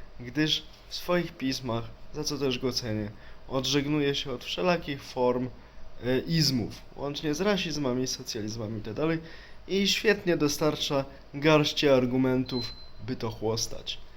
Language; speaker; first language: Polish; native; Polish